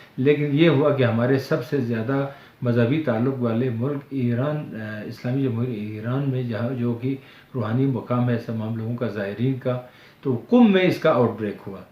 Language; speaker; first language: Urdu; non-native, local second language; Balti